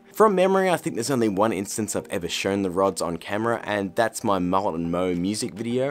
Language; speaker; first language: English; native; English